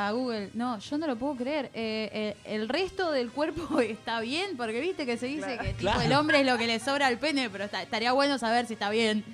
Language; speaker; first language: Spanish; native; Spanish